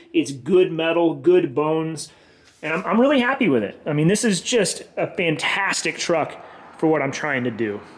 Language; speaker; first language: English; native; English